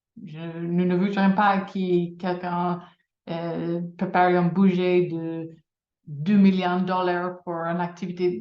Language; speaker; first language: French; non-native, fluent; English